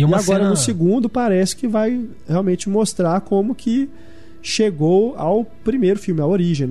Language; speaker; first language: Portuguese; native; Portuguese